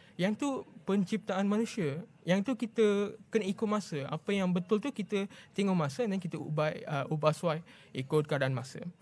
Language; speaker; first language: Malay; non-native, local second language; Tamil